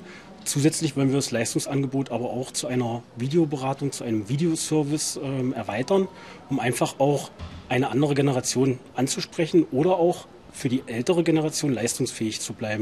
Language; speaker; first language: German; native; German